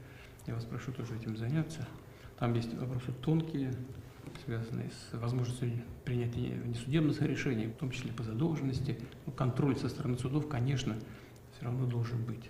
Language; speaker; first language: Russian; native; Russian